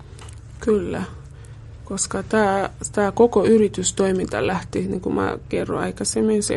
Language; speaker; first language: Finnish; non-native, fluent; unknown